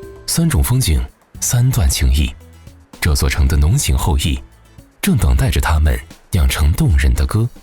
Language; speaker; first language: Chinese; native; Chinese